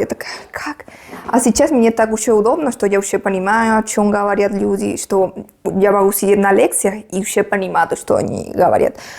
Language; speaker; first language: Russian; non-native, fluent; Spanish